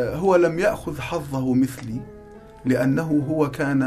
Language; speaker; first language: Arabic; native; Arabic